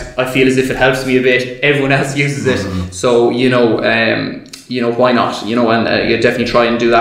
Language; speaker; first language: English; native; English